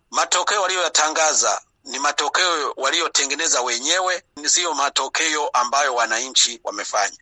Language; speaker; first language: Swahili; non-native, local second language; Rundi